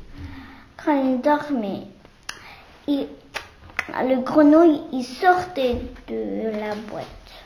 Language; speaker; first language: French; non-native, learner; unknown